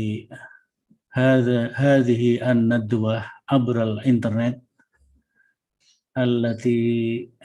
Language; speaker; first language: Arabic; non-native, fluent; Indonesian